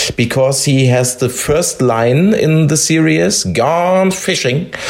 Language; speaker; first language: English; non-native, fluent; German